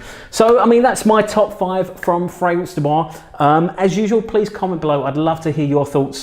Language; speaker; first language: English; native; English